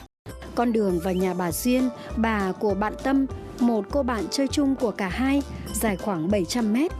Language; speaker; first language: Vietnamese; native; Vietnamese